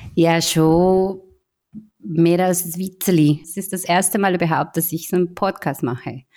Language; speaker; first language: German; non-native, fluent; Spanish